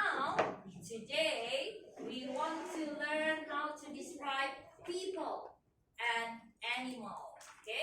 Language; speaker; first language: English; non-native, learner; Indonesian